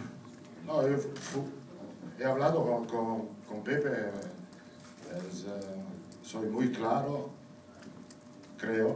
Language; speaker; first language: Spanish; non-native, fluent; Italian